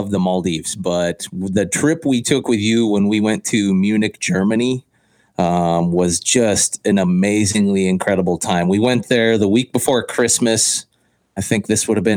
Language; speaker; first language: English; native; English